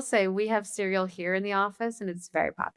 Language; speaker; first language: English; native; English